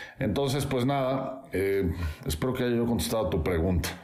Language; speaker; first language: Spanish; native; Spanish